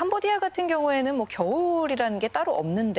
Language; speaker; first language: Korean; native; Korean